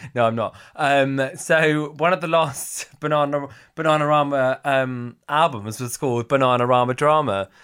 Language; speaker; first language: English; native; English